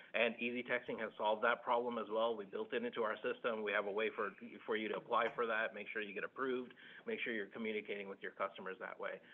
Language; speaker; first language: English; early bilingual, other home language; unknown